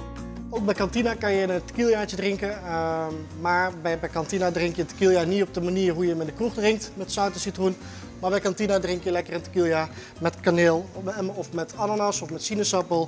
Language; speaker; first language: Dutch; native; Dutch